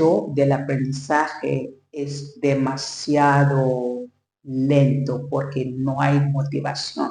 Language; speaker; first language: Spanish; non-native, learner; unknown